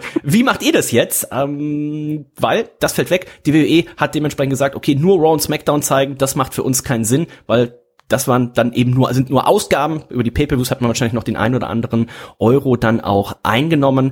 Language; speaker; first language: German; native; German